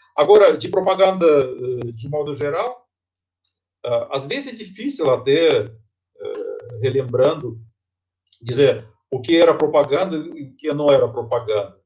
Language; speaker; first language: Portuguese; non-native, fluent; Russian